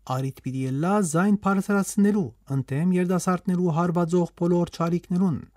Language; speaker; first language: Armenian; early bilingual, heritage; Armenian